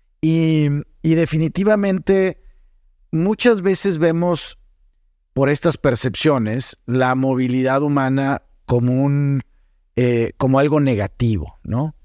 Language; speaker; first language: Spanish; native; Spanish